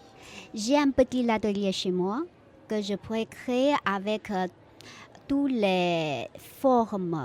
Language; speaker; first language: French; non-native, fluent; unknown